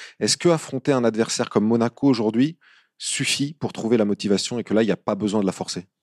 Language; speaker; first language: French; native; French